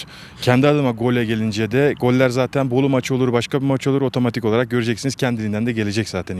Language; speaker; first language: Turkish; native; Turkish